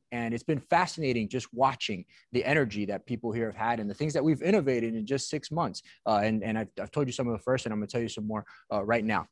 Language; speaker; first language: English; native; English